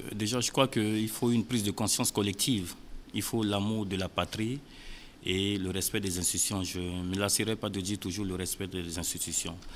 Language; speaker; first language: French; non-native, local second language; Sango